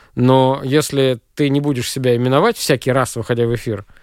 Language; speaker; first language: Russian; native; Russian